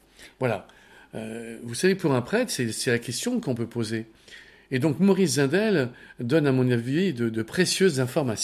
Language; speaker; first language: French; native; French